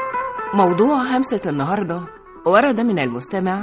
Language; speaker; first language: Arabic; native; Arabic